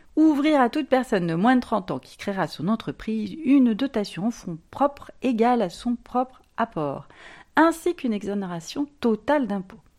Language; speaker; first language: French; native; French